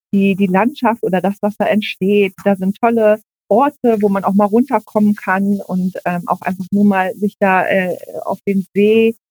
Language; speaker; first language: German; native; German